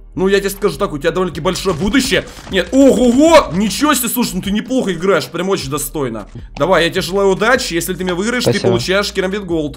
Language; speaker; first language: Russian; native; Russian